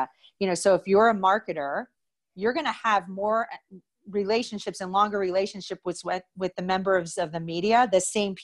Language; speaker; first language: English; native; English